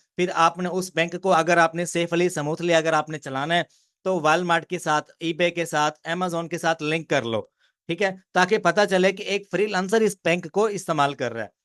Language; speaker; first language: Urdu; non-native, local second language; Punjabi